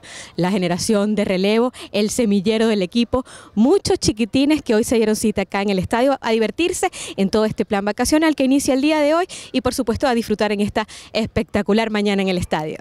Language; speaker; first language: Spanish; native; Spanish